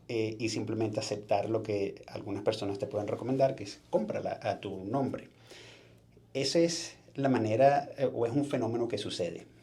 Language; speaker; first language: Spanish; native; Spanish